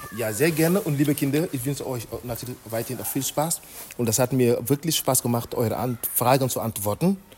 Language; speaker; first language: German; non-native, fluent; Wolof